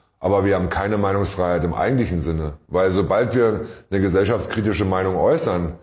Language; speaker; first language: German; native; German